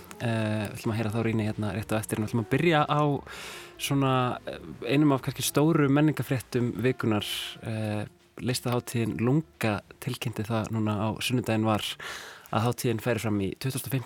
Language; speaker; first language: Icelandic; native; Icelandic